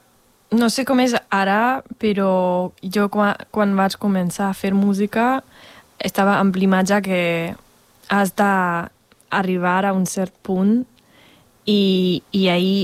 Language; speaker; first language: Catalan; non-native, fluent; Spanish